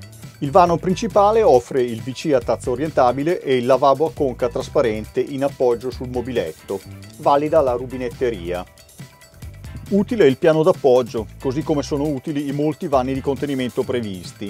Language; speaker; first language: Italian; native; Italian